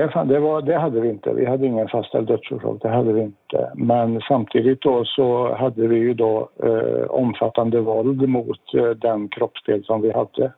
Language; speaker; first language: Swedish; native; Swedish